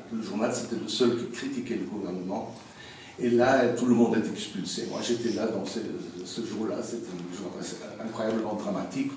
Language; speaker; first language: French; non-native, fluent; English